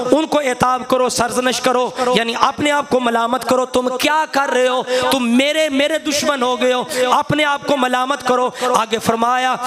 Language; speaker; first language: Urdu; non-native, local second language; Punjabi